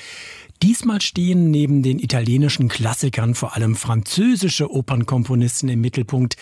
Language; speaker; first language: German; native; German